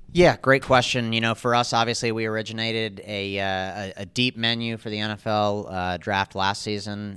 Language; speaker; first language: English; native; English